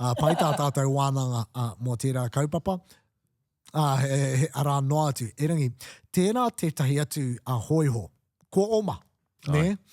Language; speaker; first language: Māori; non-native, local second language; English